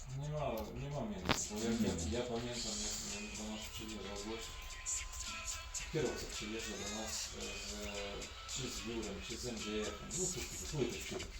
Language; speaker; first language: Polish; non-native, fluent; Ukrainian